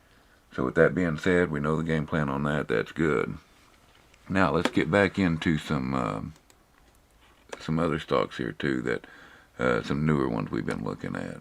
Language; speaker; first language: English; native; English